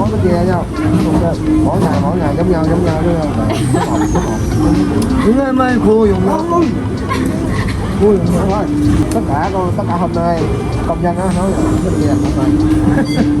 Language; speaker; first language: Vietnamese; non-native, learner; Korean